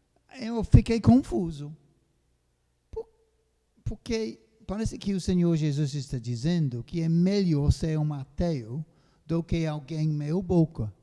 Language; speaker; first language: Portuguese; non-native, fluent; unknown